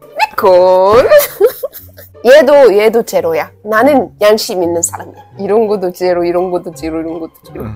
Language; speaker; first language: Korean; non-native, fluent; Arabic